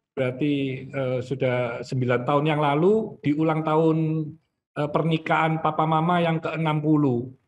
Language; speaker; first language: Indonesian; native; Indonesian